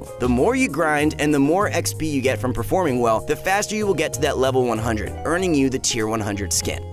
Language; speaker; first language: English; native; English